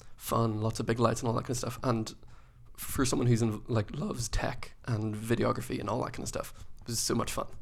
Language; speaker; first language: English; native; English